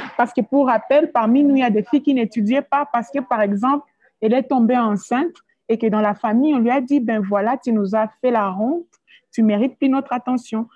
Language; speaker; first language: French; non-native, local second language; Swahili